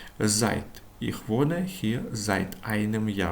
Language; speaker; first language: German; non-native, learner; Ukrainian